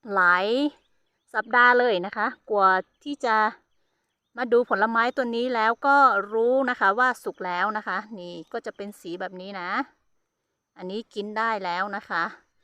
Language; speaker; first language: Thai; non-native, local second language; Hmong